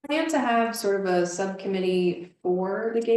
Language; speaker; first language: English; native; English